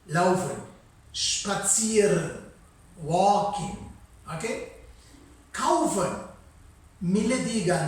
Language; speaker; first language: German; non-native, fluent; Sinhala